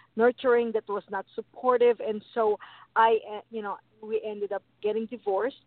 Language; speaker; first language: English; non-native, local second language; Filipino